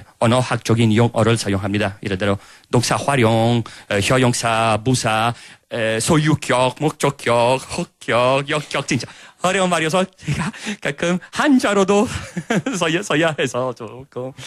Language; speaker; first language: Korean; non-native, fluent; Italian